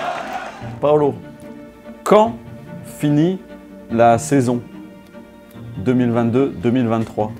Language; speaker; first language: French; native; French